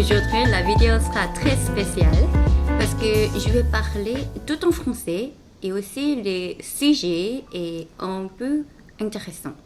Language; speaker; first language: French; non-native, fluent; Korean